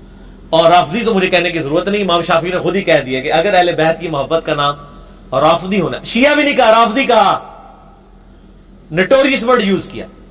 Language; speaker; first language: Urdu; non-native, local second language; Punjabi